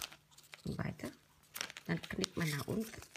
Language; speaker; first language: German; non-native, learner; Indonesian